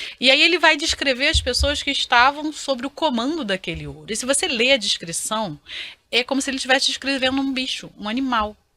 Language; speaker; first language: Portuguese; native; Portuguese